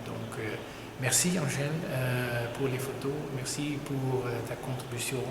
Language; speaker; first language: French; non-native, fluent; Dutch